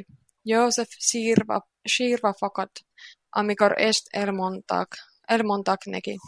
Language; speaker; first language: Hungarian; non-native, learner; Finnish